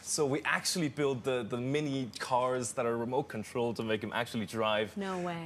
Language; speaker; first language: English; native; English